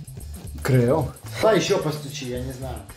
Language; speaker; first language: Russian; native; Russian